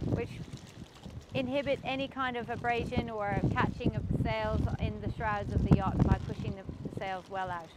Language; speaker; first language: English; native; English